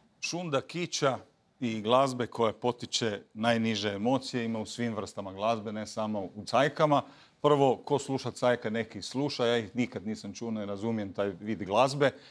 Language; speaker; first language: Croatian; native; Croatian